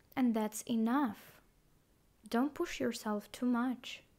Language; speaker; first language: English; non-native, fluent; Ukrainian